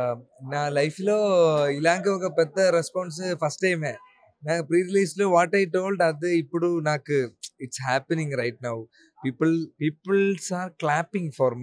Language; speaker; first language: Telugu; non-native, learner; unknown